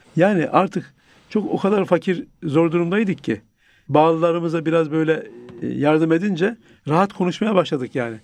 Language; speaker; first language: Turkish; native; Turkish